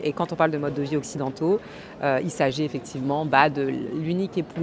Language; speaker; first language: French; native; French